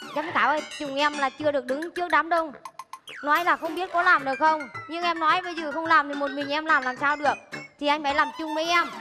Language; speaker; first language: Vietnamese; non-native, local second language; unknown